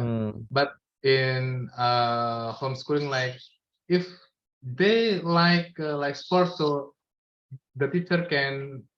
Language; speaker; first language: English; non-native, learner; Indonesian